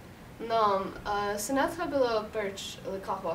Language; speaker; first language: Arabic; non-native, learner; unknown